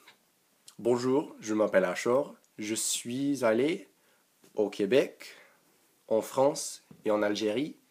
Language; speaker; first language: French; non-native, learner; English